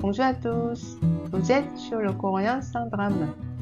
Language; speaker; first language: French; non-native, fluent; Korean